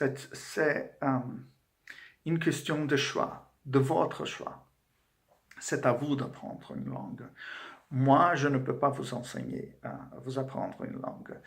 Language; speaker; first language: French; non-native, fluent; Portuguese